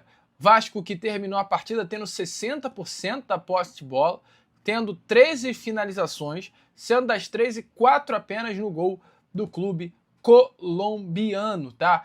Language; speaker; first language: Portuguese; native; Portuguese